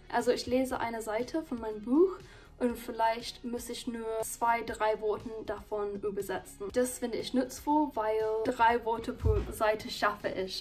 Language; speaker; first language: German; non-native, fluent; English